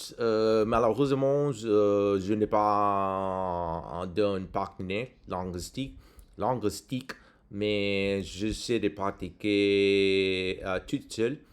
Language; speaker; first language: French; non-native, learner; English